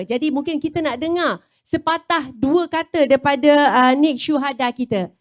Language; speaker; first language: Malay; native; Malay